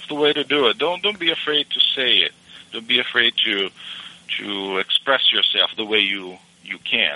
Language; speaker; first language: English; non-native, fluent; Portuguese